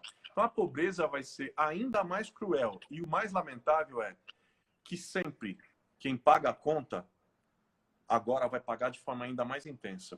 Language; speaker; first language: Portuguese; native; Portuguese